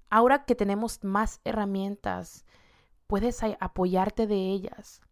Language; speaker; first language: Spanish; native; Spanish